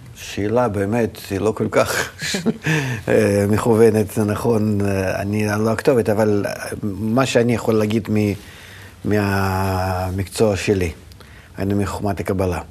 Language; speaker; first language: Hebrew; non-native, fluent; Russian